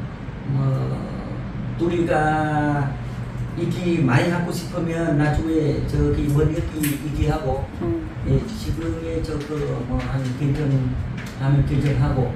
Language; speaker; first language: Korean; non-native, learner; Vietnamese